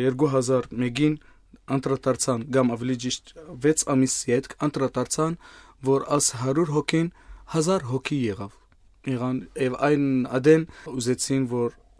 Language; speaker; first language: Armenian; native; Armenian